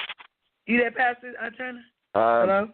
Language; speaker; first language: English; native; English